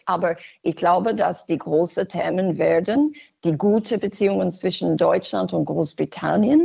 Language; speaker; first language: German; non-native, fluent; English